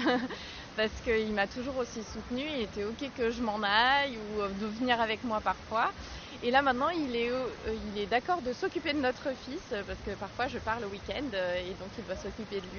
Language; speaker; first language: French; native; French